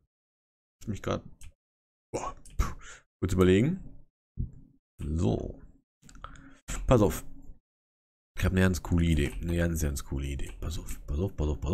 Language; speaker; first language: German; native; German